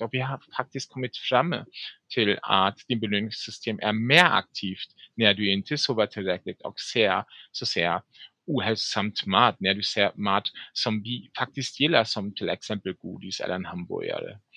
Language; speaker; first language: Swedish; non-native, fluent; German